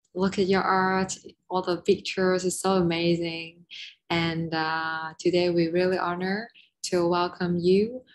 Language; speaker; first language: English; non-native, fluent; Vietnamese